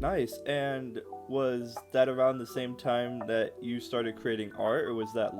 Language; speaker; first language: English; native; English